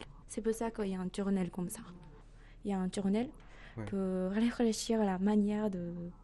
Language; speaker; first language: French; non-native, fluent; Japanese